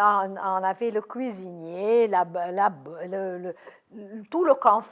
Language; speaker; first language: French; non-native, fluent; Arabic